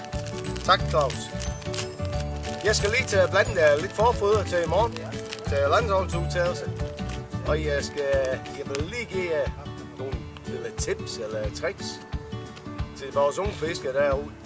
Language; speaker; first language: Danish; non-native, fluent; English